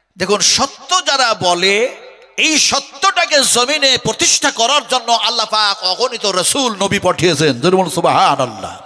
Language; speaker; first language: Bangla; non-native, local second language; Urdu